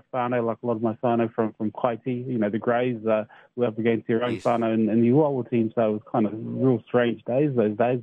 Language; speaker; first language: English; native; English